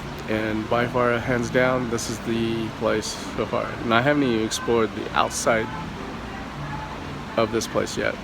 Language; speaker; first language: English; native; English